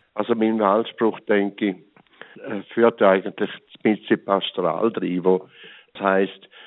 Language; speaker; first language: German; native; German